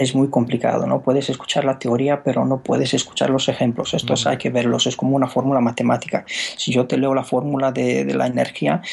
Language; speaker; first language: Spanish; non-native, fluent; Romanian